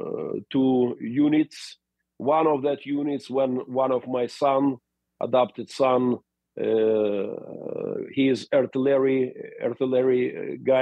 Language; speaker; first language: English; non-native, learner; Russian